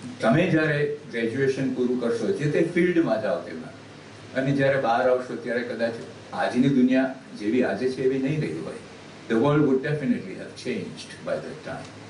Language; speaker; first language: Gujarati; early bilingual, heritage; Gujarati